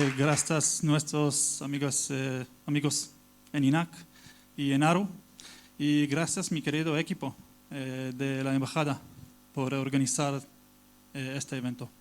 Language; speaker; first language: Spanish; non-native, learner; Hebrew